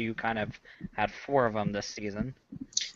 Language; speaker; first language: English; native; English